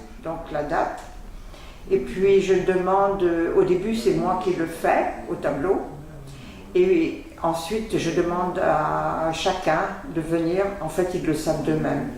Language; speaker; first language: French; native; French